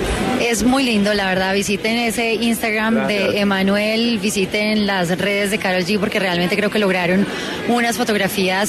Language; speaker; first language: Spanish; native; Spanish